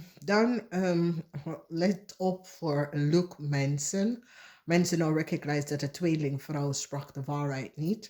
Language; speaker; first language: Dutch; non-native, fluent; English